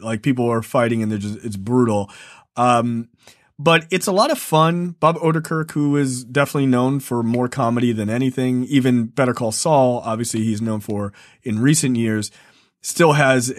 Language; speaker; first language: English; native; English